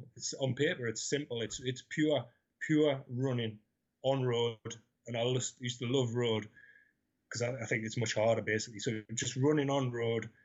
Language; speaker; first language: English; native; English